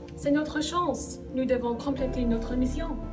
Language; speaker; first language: French; non-native, learner; English